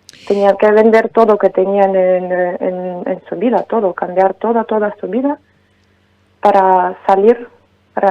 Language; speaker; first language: Spanish; non-native, fluent; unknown